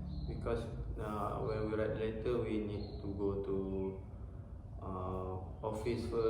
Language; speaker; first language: English; non-native, learner; Malay